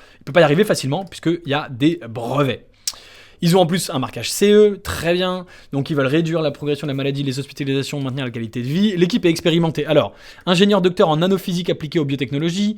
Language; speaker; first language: French; native; French